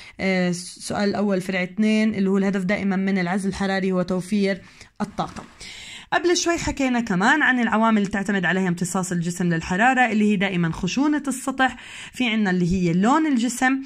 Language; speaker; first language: Arabic; native; Arabic